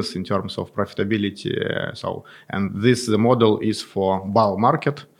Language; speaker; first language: English; non-native, fluent; Russian